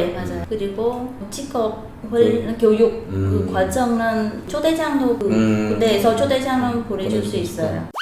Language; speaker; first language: Korean; non-native, learner; Vietnamese